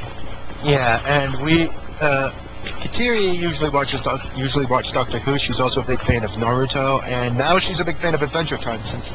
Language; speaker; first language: English; native; English